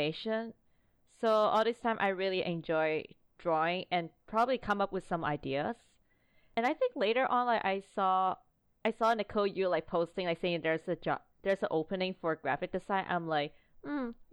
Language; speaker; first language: English; non-native, local second language; Cantonese